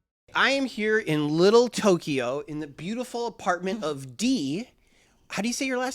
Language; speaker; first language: English; native; English